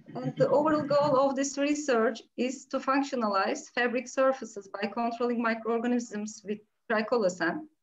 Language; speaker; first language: English; non-native, fluent; Turkish